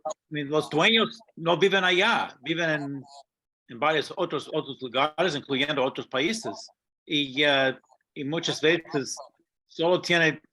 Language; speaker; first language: Spanish; non-native, fluent; English